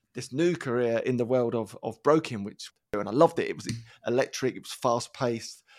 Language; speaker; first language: English; native; English